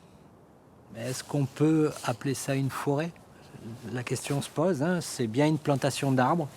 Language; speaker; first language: French; native; French